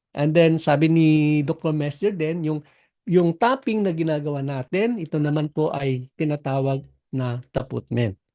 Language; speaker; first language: Filipino; non-native, local second language; Cebuano